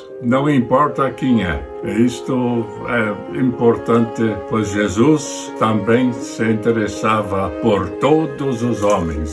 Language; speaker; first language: Portuguese; non-native, fluent; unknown